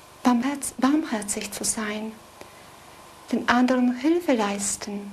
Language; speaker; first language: German; non-native, fluent; Polish